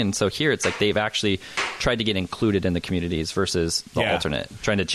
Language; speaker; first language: English; native; English